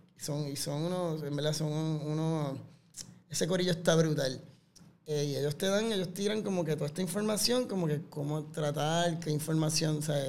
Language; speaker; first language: Spanish; native; Spanish